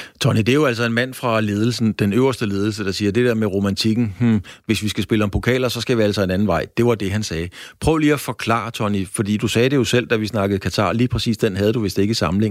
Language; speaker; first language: Danish; native; Danish